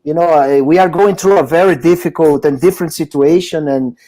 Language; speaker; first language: English; non-native, fluent; Portuguese